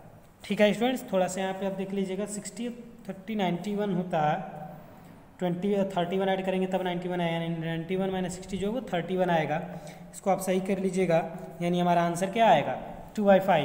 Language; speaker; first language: Hindi; native; Hindi